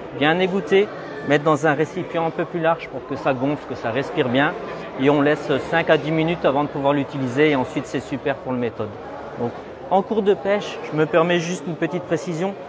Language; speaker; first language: French; native; French